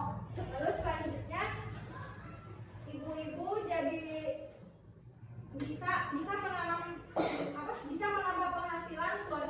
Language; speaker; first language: Indonesian; native; Indonesian